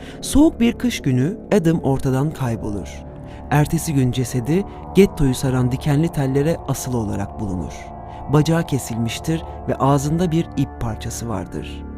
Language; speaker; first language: Turkish; native; Turkish